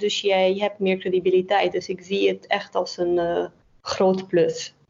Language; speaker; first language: Dutch; non-native, fluent; Romanian